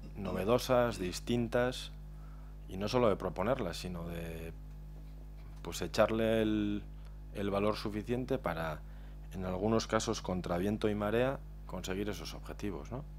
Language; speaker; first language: Spanish; native; Spanish